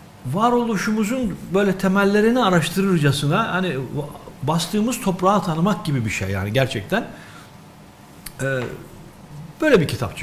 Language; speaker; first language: Turkish; native; Turkish